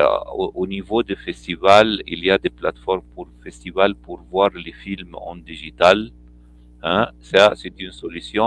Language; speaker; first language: French; non-native, fluent; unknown